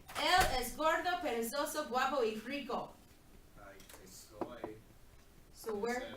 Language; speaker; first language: Spanish; non-native, learner; English